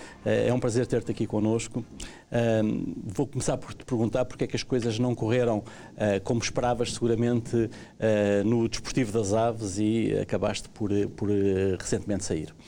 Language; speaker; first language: Portuguese; native; Portuguese